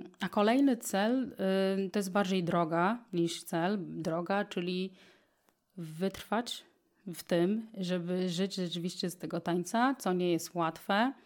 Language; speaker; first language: Polish; non-native, fluent; Portuguese